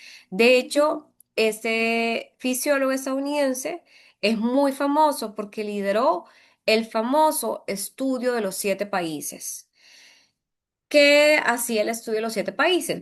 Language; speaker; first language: Spanish; native; Spanish